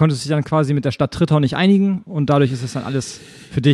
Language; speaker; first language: German; native; German